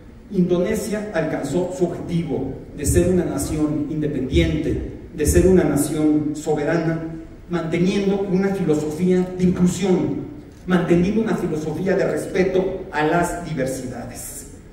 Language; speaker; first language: Spanish; native; Spanish